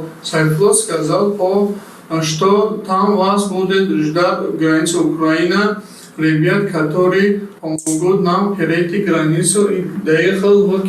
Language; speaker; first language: Russian; non-native, learner; Tajik